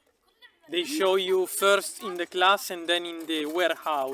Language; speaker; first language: English; non-native, local second language; Italian